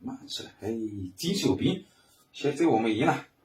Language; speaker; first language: Chinese; native; Chinese